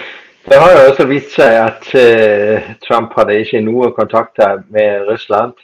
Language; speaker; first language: Norwegian; non-native, fluent; German